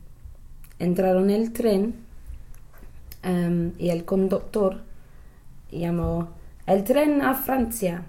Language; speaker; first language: Spanish; non-native, learner; English